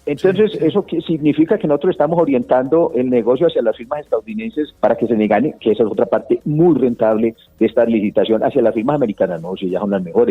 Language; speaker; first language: Spanish; native; Spanish